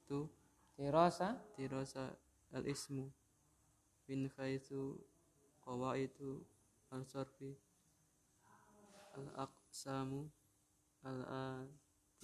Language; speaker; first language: Arabic; non-native, learner; Indonesian